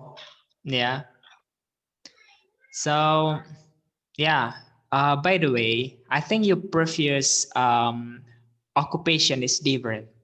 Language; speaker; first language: English; non-native, learner; Indonesian